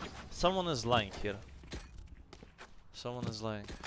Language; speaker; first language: English; non-native, fluent; Russian